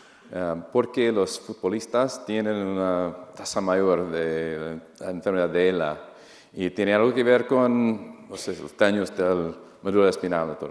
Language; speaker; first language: Spanish; non-native, fluent; English